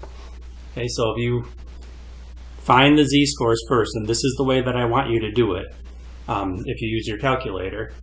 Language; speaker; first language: English; native; English